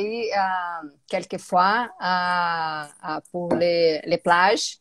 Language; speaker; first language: French; non-native, learner; Portuguese